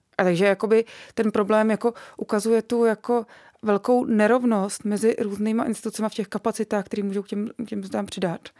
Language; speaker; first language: Czech; native; Czech